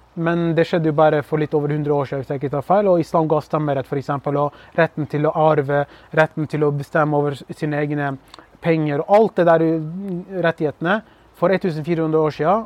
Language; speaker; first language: Norwegian; early bilingual, other home language; Kurdish